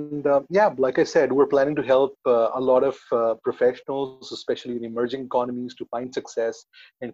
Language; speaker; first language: English; non-native, local second language; Hindi